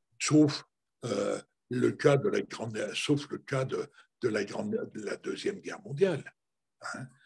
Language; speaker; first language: French; native; French